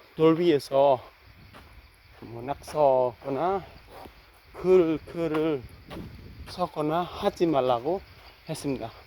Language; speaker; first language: Korean; non-native, fluent; Khmer